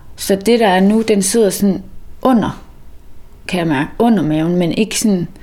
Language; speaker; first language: Danish; native; Danish